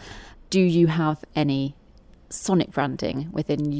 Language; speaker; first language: English; native; English